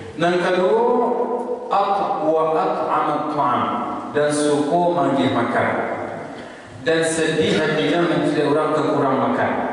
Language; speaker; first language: Malay; non-native, local second language; Minangkabau